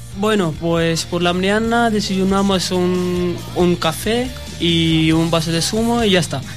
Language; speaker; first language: Spanish; non-native, learner; Urdu